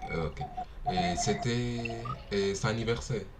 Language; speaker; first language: French; non-native, learner; Portuguese